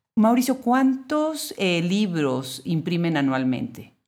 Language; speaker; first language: Spanish; native; Spanish